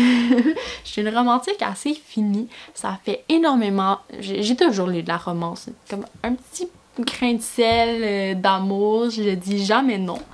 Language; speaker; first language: French; native; French